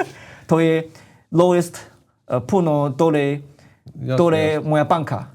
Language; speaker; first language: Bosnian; non-native, learner; Chinese